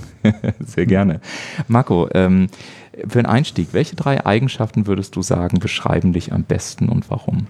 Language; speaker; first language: German; native; German